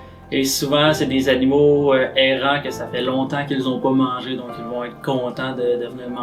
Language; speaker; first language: French; native; French